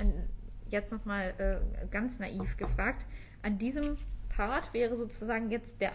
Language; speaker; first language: German; native; German